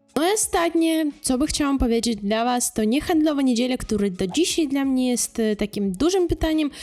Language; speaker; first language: Polish; non-native, fluent; Russian